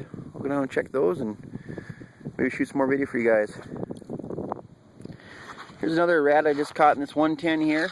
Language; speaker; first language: English; native; English